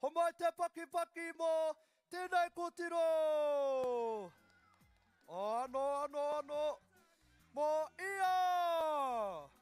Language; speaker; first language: Māori; non-native, local second language; English